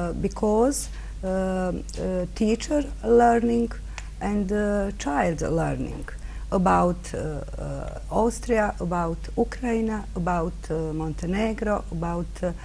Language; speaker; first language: English; non-native, learner; Serbian